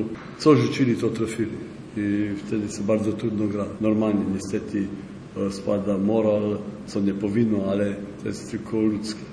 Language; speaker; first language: Polish; non-native, fluent; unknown